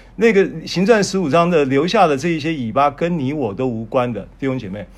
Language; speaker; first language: Chinese; native; Chinese